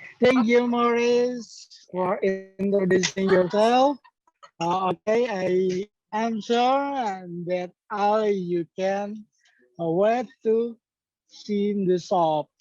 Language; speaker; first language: English; non-native, fluent; Indonesian